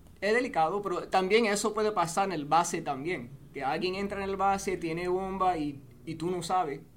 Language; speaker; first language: Spanish; early bilingual, heritage; Spanish